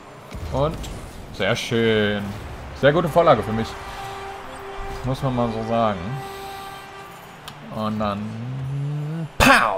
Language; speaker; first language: German; native; German